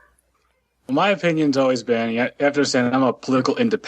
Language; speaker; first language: English; native; English